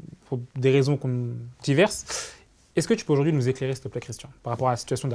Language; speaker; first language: French; native; French